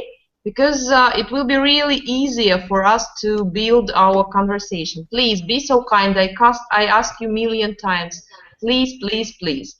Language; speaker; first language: English; non-native, fluent; Russian